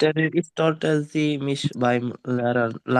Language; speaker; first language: German; non-native, learner; Bangla